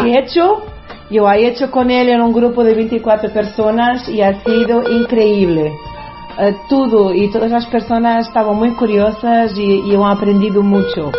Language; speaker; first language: Spanish; non-native, learner; Portuguese